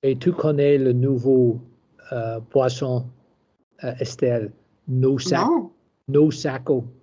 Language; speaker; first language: French; non-native, learner; English